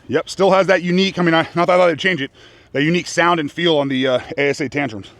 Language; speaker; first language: English; native; English